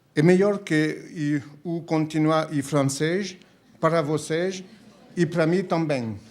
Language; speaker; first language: Portuguese; non-native, learner; French